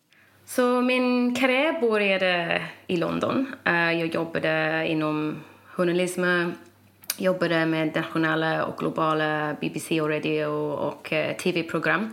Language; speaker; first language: Swedish; non-native, fluent; English